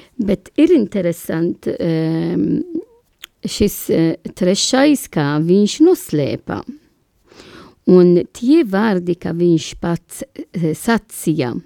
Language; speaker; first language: Latvian; non-native, learner; Italian